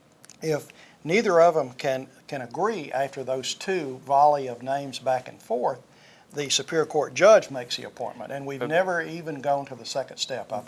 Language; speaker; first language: English; native; English